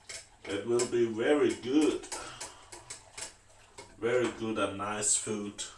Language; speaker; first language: English; non-native, learner; Danish